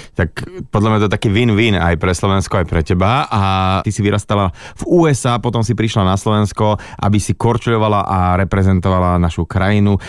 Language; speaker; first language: Slovak; native; Slovak